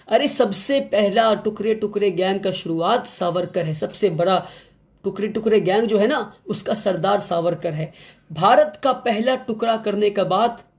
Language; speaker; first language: Hindi; non-native, local second language; Kannada